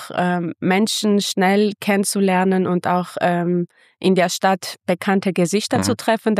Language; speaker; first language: German; non-native, fluent; Armenian